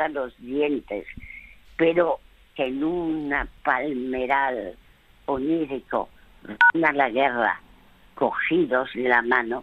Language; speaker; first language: Spanish; early bilingual, other home language; French